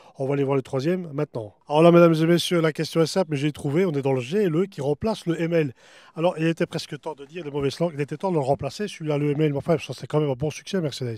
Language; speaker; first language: French; native; French